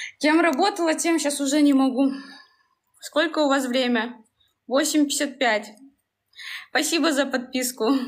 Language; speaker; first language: Russian; native; Russian